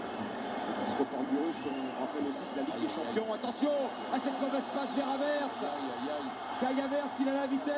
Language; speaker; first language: French; native; French